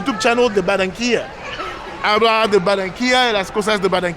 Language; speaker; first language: Spanish; non-native, learner; English